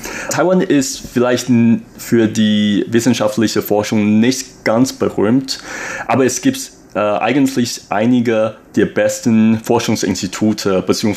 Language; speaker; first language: German; non-native, fluent; Chinese